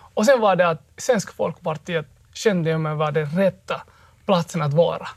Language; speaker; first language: Swedish; early bilingual, other home language; Somali